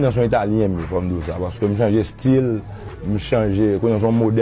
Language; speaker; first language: Haitian Creole; native; Haitian Creole